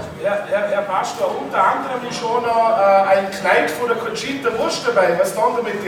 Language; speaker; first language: German; native; German